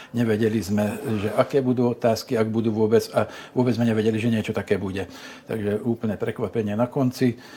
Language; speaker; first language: Slovak; native; Slovak